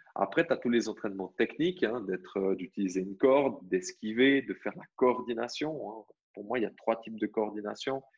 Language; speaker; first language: French; native; French